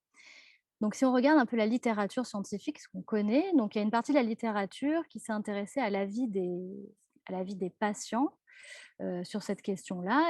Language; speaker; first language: French; native; French